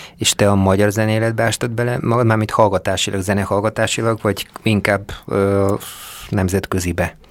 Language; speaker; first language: Hungarian; native; Hungarian